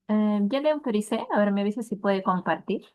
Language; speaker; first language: Spanish; native; Spanish